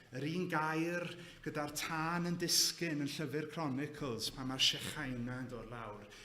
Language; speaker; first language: Welsh; native; Welsh